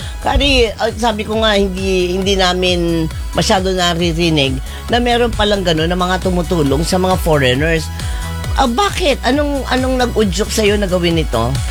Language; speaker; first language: Filipino; native; Filipino